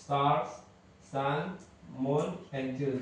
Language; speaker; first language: English; non-native, learner; Indonesian